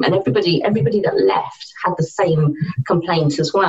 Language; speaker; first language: English; native; English